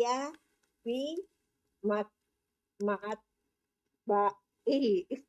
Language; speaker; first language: Arabic; non-native, learner; Indonesian